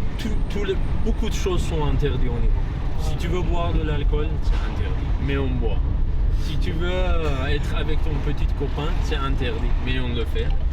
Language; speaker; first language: French; non-native, learner; Persian